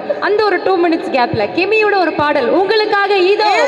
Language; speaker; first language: Tamil; native; Tamil